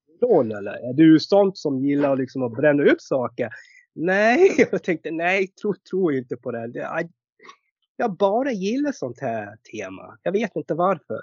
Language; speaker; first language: Swedish; non-native, fluent; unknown